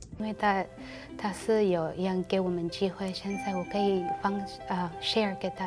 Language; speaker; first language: Chinese; non-native, learner; Filipino